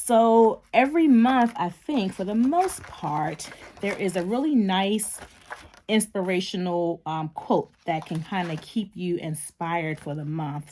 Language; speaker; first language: English; native; English